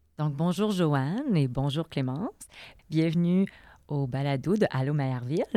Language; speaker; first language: French; native; French